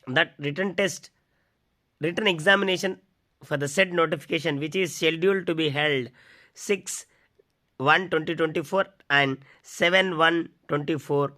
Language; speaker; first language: English; non-native, local second language; Telugu